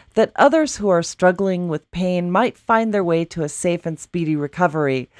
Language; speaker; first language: English; native; English